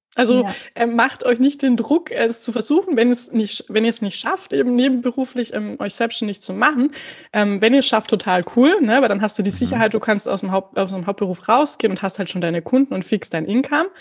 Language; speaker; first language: German; native; German